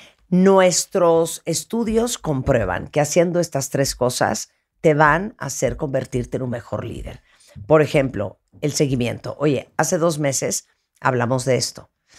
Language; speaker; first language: Spanish; native; Spanish